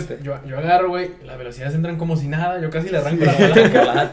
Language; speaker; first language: Spanish; native; Spanish